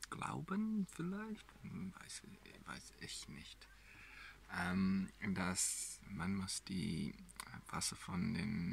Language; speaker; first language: German; non-native, learner; English